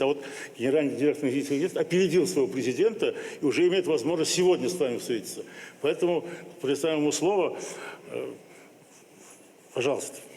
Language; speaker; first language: Russian; native; Russian